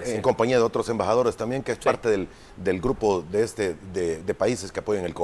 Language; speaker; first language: Spanish; native; Spanish